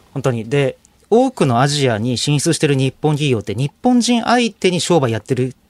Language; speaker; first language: Japanese; native; Japanese